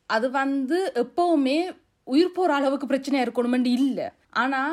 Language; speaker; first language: Tamil; early bilingual, heritage; Tamil